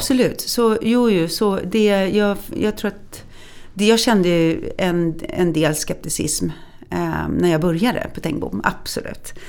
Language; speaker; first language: Swedish; native; Swedish